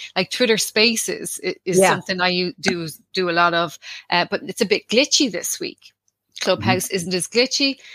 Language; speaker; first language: English; native; English